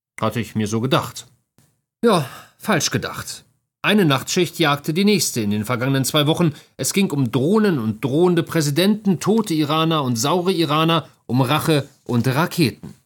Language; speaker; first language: German; native; German